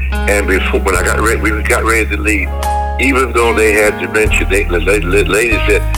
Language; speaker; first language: English; native; English